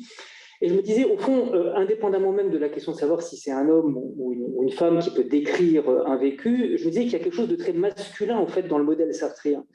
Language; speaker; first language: French; native; French